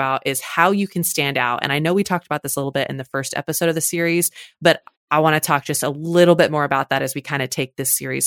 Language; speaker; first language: English; native; English